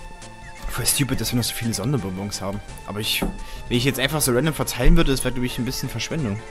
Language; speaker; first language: German; native; German